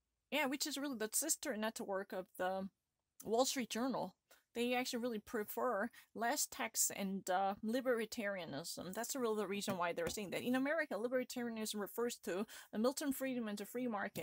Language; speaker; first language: English; non-native, fluent; Korean